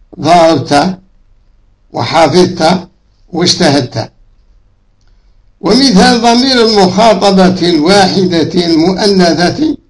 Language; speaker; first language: Arabic; native; Arabic